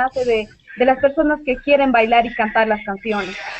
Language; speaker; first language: Spanish; native; Spanish